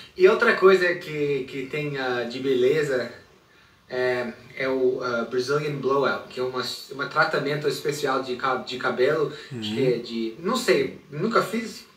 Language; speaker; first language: Portuguese; non-native, fluent; English